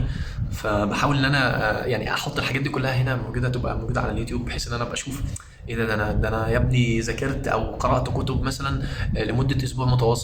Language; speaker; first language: Arabic; native; Arabic